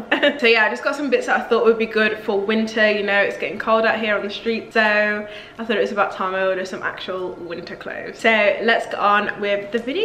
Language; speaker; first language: English; native; English